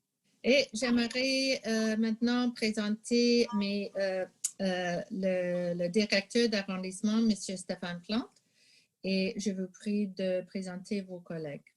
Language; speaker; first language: French; non-native, local second language; English